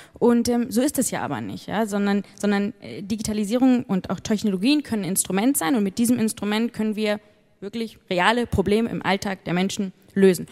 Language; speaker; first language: German; native; German